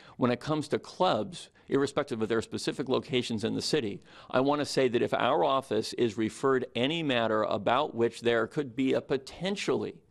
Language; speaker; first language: English; native; English